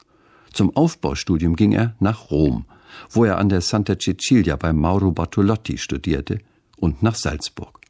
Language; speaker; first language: German; native; German